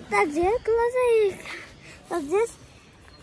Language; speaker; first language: Russian; non-native, learner; Armenian